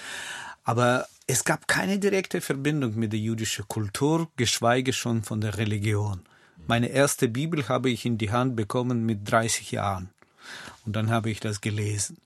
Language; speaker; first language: German; non-native, fluent; Russian